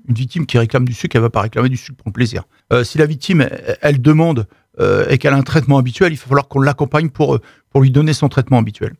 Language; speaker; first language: French; native; French